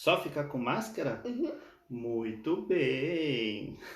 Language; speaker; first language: Portuguese; non-native, fluent; Spanish